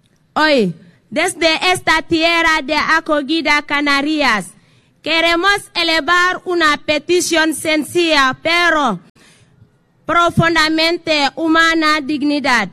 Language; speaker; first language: Spanish; non-native, fluent; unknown